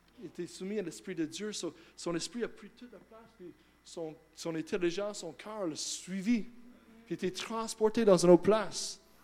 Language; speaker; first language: French; non-native, fluent; English